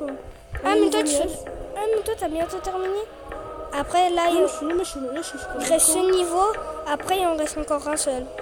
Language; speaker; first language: French; native; French